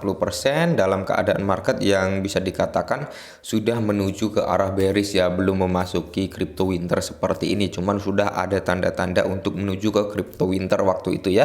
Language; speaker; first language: Indonesian; native; Indonesian